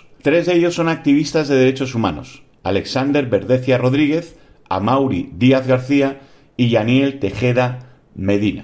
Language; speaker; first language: Spanish; native; Spanish